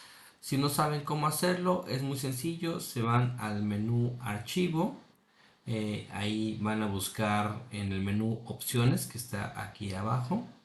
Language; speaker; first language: Spanish; native; Spanish